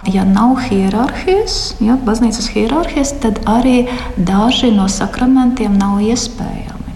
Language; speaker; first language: Latvian; non-native, local second language; Russian